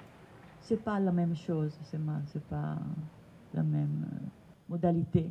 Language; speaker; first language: French; non-native, fluent; Italian